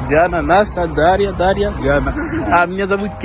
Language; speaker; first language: Russian; non-native, learner; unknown